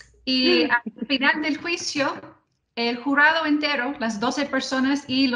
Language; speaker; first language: Spanish; non-native, fluent; English